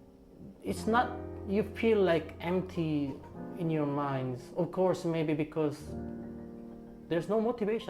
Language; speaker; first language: English; non-native, fluent; Korean